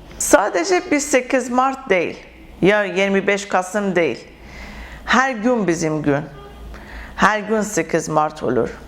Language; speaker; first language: Turkish; non-native, learner; Persian